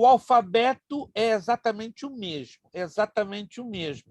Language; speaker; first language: Portuguese; native; Portuguese